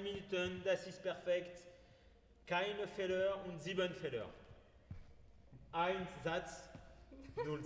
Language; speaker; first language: German; non-native, learner; French